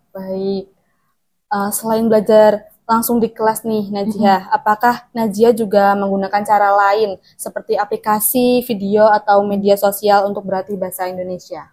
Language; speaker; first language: Indonesian; native; Indonesian